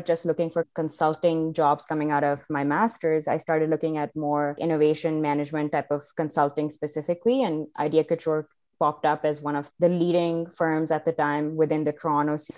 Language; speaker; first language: English; non-native, local second language; Urdu